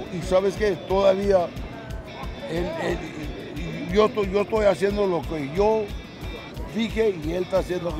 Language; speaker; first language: Spanish; early bilingual, heritage; English